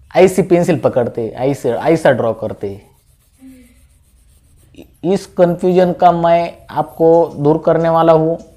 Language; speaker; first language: Hindi; non-native, local second language; Marathi